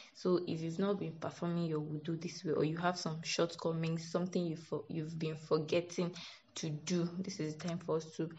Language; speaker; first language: English; non-native, local second language; Yoruba